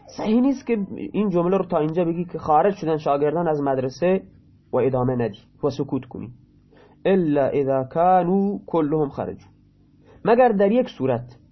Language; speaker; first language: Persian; non-native, local second language; Baluchi